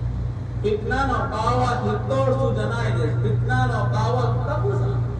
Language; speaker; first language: Japanese; non-native, learner; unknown